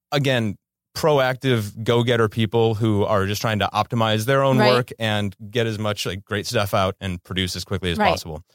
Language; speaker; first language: English; native; English